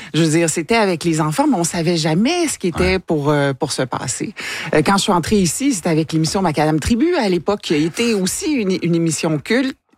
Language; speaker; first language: French; native; French